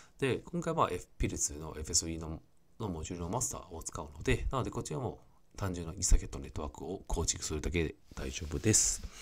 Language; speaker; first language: Japanese; non-native, fluent; Cantonese